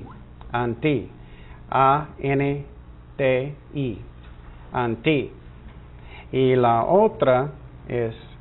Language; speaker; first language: Spanish; non-native, fluent; English